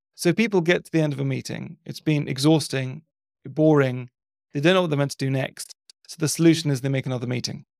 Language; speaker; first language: English; native; English